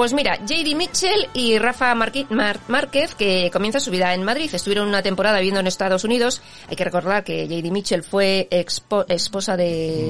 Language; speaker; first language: Spanish; native; Spanish